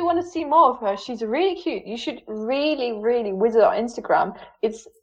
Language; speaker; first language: English; non-native, fluent; German